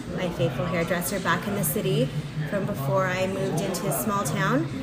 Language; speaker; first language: English; native; English